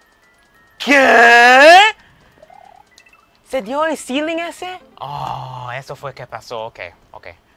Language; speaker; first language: Spanish; non-native, learner; English